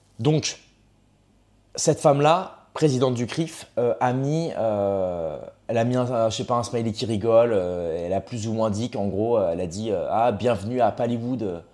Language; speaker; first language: French; native; French